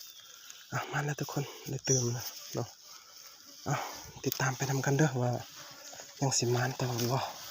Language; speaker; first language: Thai; non-native, local second language; Northeastern Thai